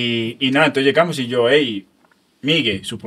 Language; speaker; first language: Spanish; native; Spanish